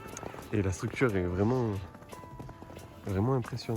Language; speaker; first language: French; native; French